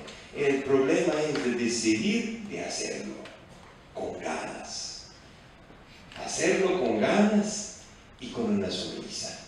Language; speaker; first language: Spanish; non-native, fluent; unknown